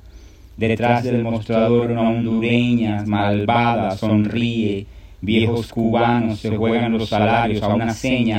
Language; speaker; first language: Spanish; native; Spanish